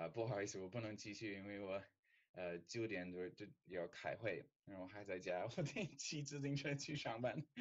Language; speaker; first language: Chinese; non-native, fluent; English